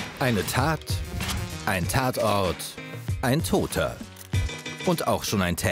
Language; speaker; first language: German; native; German